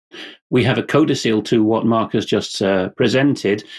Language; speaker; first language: English; non-native, fluent; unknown